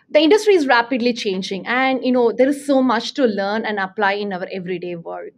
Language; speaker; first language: English; non-native, local second language; Tamil